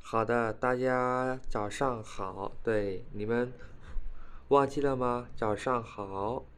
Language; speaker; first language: Chinese; non-native, fluent; Khmer